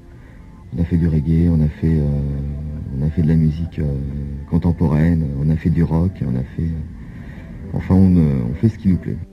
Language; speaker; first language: French; native; French